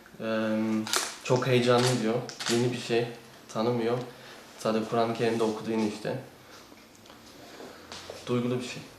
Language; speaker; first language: Turkish; early bilingual, heritage; Turkish